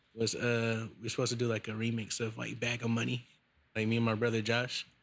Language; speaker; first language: English; native; English